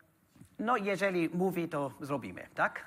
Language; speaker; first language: Polish; non-native, learner; German